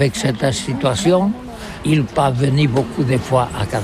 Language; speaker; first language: French; non-native, learner; Catalan